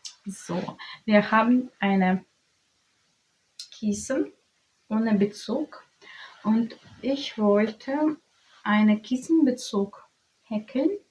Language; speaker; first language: German; non-native, learner; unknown